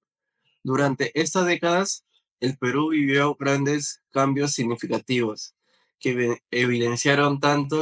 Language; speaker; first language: Spanish; native; Spanish